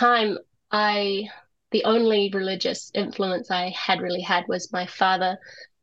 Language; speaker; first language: English; native; English